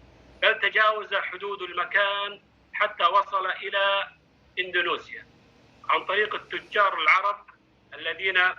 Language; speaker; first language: Arabic; non-native, fluent; Indonesian